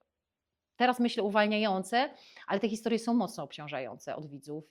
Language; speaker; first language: Polish; native; Polish